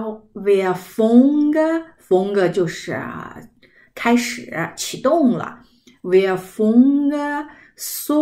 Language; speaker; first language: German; non-native, learner; Chinese